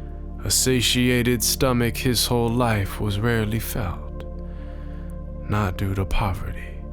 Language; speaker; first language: English; native; English